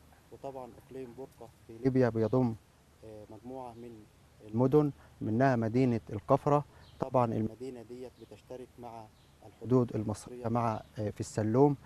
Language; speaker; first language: Arabic; native; Arabic